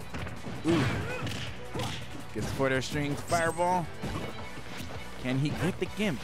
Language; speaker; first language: English; native; English